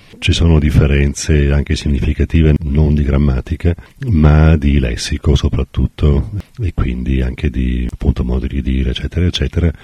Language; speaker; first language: Italian; native; Italian